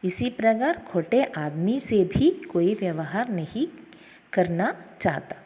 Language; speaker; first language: Hindi; non-native, local second language; Malayalam